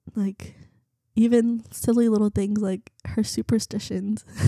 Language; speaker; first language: English; early bilingual, other home language; Vietnamese